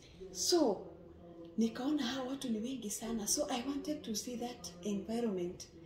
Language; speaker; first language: English; non-native, local second language; Swahili